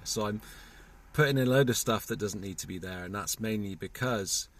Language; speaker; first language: English; native; English